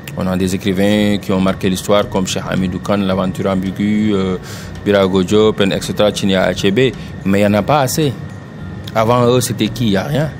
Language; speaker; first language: French; non-native, local second language; Wolof